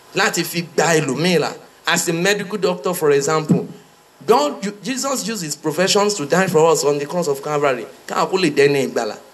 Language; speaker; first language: English; non-native, local second language; Yoruba